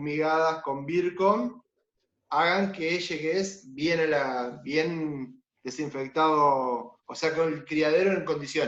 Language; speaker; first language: Spanish; native; Spanish